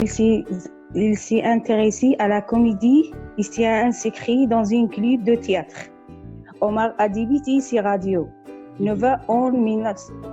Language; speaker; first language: French; non-native, learner; Arabic